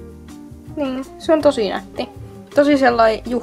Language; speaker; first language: Finnish; native; Finnish